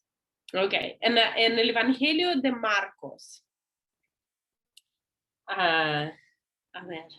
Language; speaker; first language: Spanish; non-native, learner; English